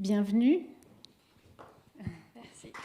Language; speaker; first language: French; native; French